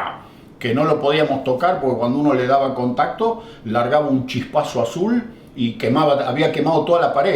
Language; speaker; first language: Spanish; native; Spanish